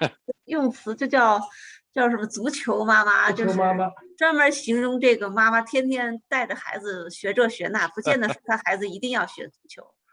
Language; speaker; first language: Chinese; native; Chinese